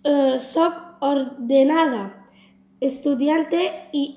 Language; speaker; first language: Catalan; non-native, learner; Arabic